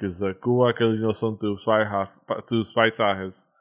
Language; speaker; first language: Spanish; non-native, learner; English